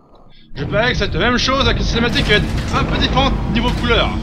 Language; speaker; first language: French; native; French